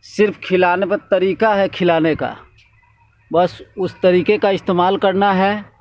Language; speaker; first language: Hindi; native; Hindi